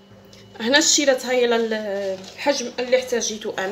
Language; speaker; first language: Arabic; native; Arabic